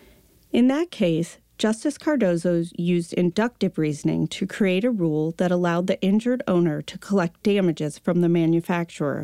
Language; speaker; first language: English; native; English